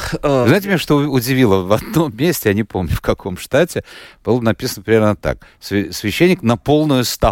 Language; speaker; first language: Russian; native; Russian